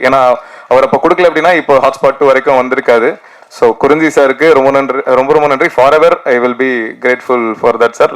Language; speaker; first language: Tamil; native; Tamil